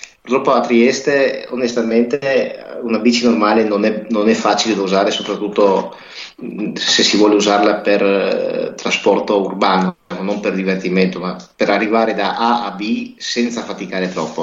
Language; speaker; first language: Italian; native; Italian